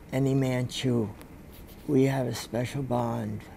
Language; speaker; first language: English; native; English